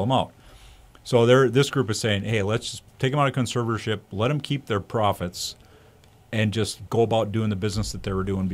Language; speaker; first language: English; native; English